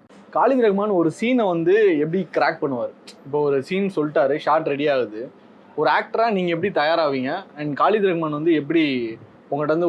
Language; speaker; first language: Tamil; native; Tamil